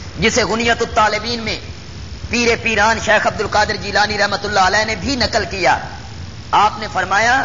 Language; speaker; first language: Urdu; non-native, local second language; Punjabi